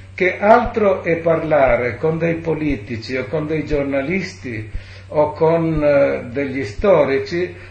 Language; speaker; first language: Italian; native; Italian